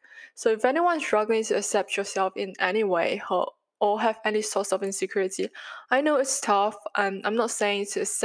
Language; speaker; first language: English; non-native, local second language; Chinese